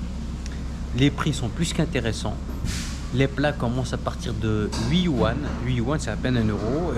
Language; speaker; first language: French; native; French